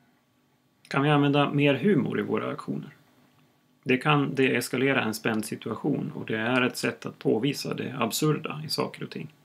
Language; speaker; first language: Swedish; native; Swedish